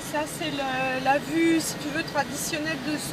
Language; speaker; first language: French; native; French